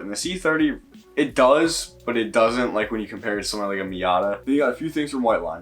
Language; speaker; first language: English; native; English